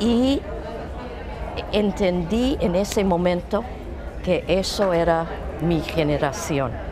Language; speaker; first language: Spanish; non-native, fluent; English